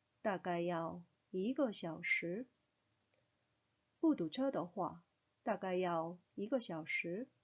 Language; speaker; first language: Chinese; non-native, fluent; Korean